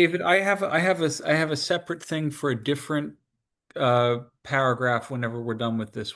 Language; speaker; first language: English; native; English